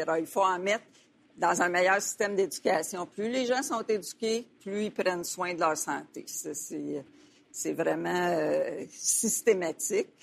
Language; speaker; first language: French; native; French